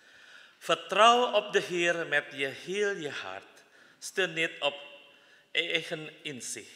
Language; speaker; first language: Dutch; non-native, fluent; Indonesian